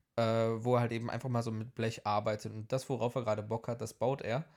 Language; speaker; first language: German; early bilingual, heritage; Polish